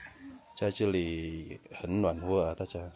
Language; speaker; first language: Chinese; non-native, learner; Vietnamese